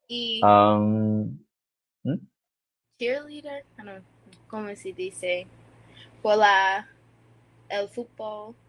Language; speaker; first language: Spanish; non-native, learner; English